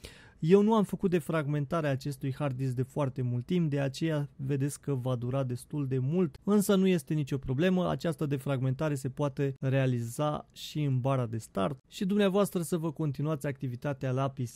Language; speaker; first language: Romanian; native; Romanian